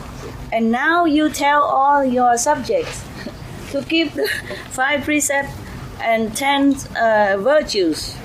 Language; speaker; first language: English; non-native, fluent; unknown